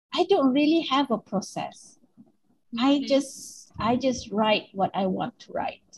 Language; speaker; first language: English; non-native, local second language; Malay